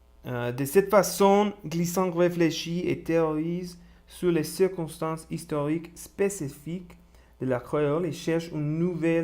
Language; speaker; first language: French; non-native, learner; Spanish